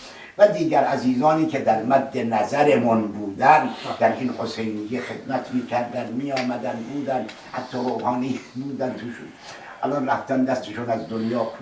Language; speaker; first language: Persian; native; Persian